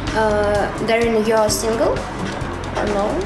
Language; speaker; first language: English; non-native, learner; Russian